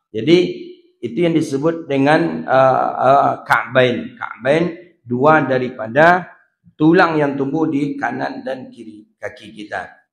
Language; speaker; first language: Malay; native; Malay